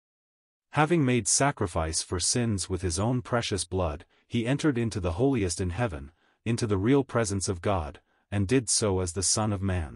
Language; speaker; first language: English; native; English